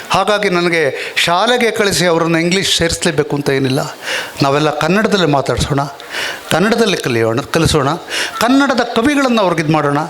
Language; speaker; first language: Kannada; native; Kannada